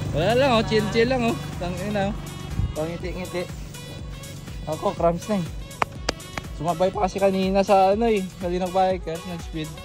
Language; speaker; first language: Filipino; non-native, local second language; Hiligaynon